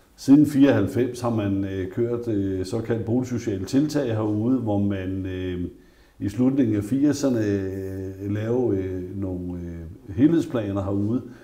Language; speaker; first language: Danish; native; Danish